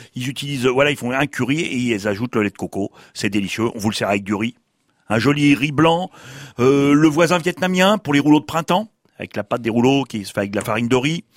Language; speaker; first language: French; native; French